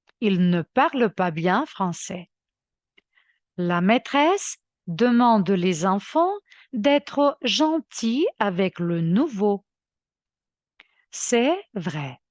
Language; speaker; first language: French; non-native, fluent; Ukrainian